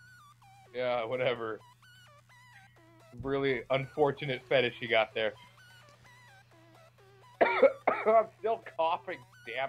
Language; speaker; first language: English; native; English